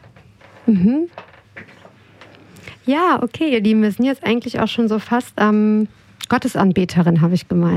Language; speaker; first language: German; native; German